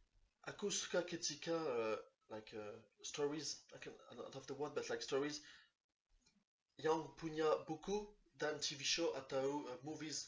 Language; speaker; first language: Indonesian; non-native, learner; French